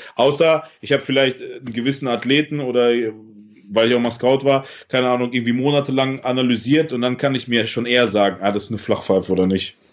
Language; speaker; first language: German; early bilingual, other home language; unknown